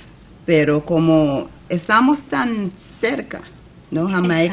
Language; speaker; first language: Spanish; non-native, fluent; English